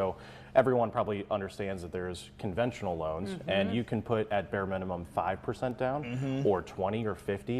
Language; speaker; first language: English; native; English